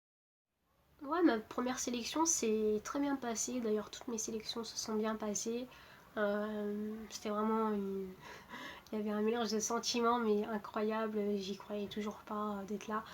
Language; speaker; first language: French; early bilingual, other home language; Portuguese